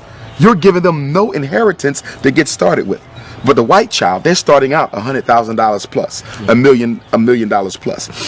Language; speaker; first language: English; native; English